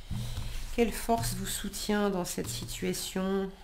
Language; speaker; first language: French; native; French